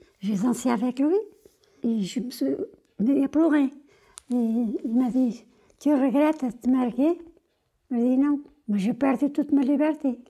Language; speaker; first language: French; non-native, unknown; Portuguese